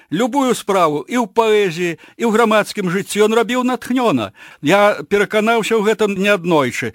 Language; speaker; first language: Belarusian; native; Belarusian